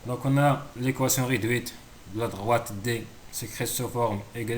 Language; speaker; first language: French; non-native, local second language; Arabic